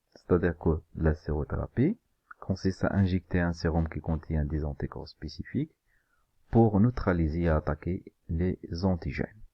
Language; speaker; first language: French; non-native, local second language; Arabic